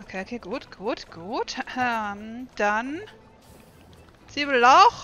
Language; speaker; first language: German; native; German